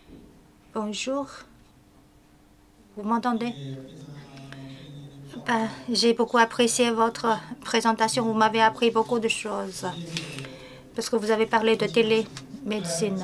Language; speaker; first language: French; non-native, fluent; Chinese